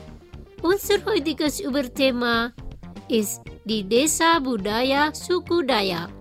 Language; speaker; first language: German; non-native, learner; Indonesian